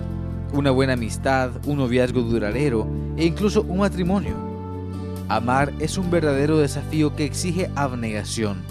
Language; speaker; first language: Spanish; native; Spanish